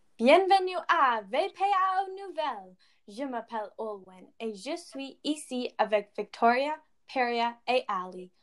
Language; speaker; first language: French; non-native, learner; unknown